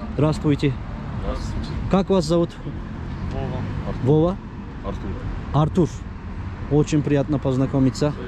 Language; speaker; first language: Russian; non-native, learner; Turkish